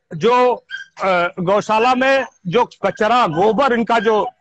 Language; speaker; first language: Hindi; native; Hindi